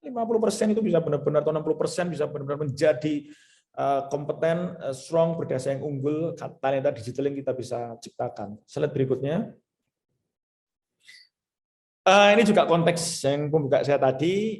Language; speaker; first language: Indonesian; native; Indonesian